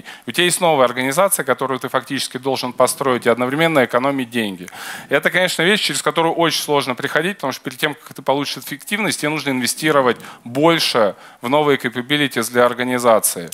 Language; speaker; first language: Russian; native; Russian